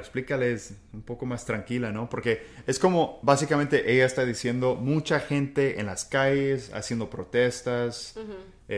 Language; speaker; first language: Spanish; non-native, fluent; English